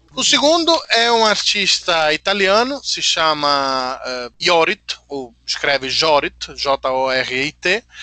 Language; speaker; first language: Portuguese; non-native, fluent; Italian